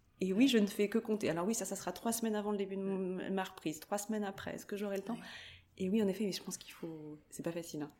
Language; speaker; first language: French; native; French